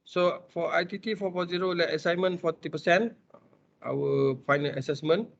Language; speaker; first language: English; non-native, local second language; Malay